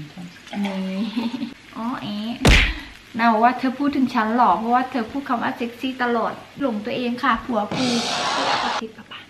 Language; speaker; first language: Thai; native; Thai